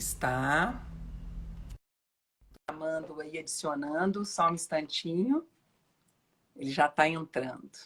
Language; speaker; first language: Portuguese; native; Portuguese